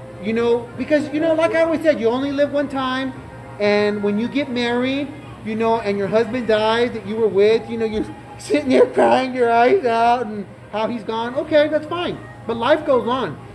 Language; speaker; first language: English; early bilingual, other home language; Spanish